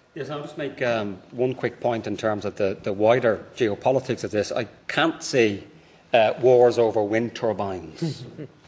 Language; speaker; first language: English; native; English